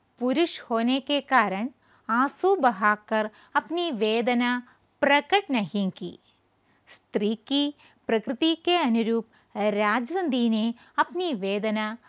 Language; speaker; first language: Hindi; non-native, local second language; Malayalam